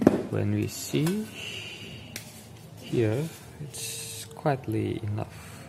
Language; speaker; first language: English; non-native, learner; Indonesian